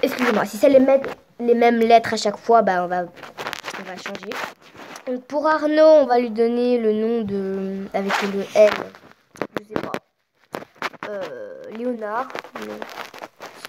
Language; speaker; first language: French; native; French